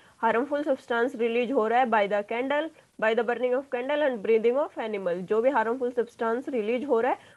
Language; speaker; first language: Hindi; native; Hindi